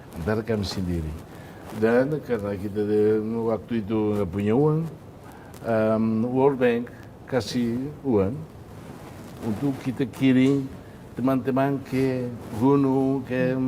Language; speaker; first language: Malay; non-native, fluent; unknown